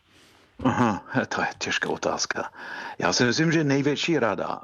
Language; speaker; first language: Czech; non-native, fluent; English